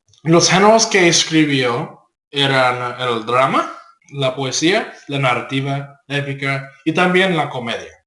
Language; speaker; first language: Spanish; non-native, learner; English